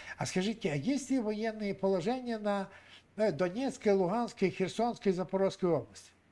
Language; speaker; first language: Russian; non-native, local second language; Ukrainian